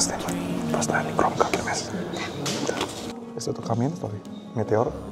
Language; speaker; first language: Russian; non-native, learner; Indonesian